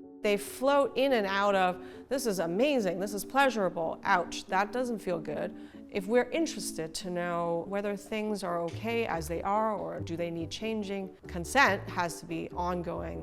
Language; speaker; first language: English; early bilingual, other home language; Cantonese